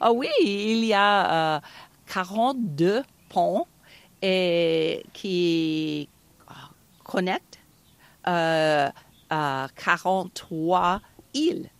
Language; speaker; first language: French; non-native, fluent; English